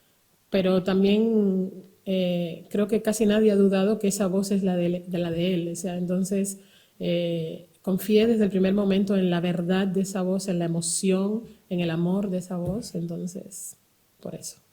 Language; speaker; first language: Spanish; native; Spanish